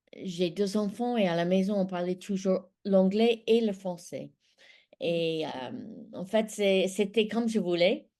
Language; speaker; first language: French; non-native, fluent; English